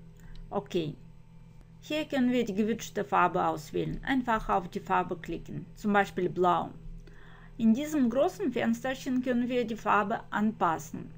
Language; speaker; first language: German; non-native, fluent; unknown